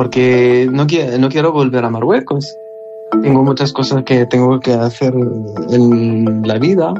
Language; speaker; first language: Spanish; non-native, learner; Arabic